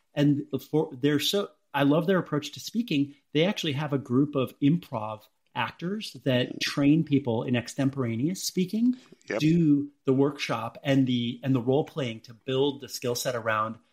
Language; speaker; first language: English; native; English